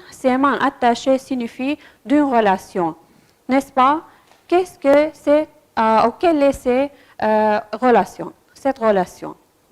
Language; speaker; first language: French; non-native, fluent; Arabic